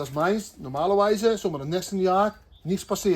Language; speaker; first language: German; non-native, learner; Dutch